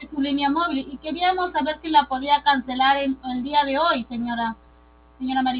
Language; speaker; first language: Spanish; native; Spanish